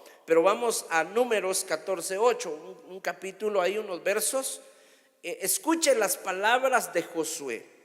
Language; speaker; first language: Spanish; native; Spanish